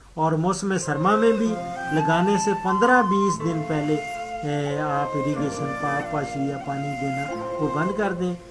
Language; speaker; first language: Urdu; non-native, local second language; Punjabi